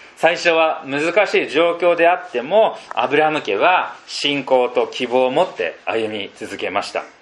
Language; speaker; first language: Japanese; non-native, fluent; Filipino